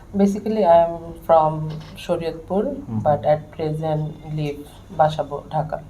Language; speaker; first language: English; non-native, learner; Bangla